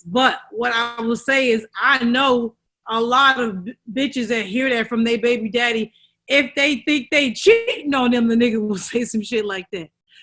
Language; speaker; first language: English; native; English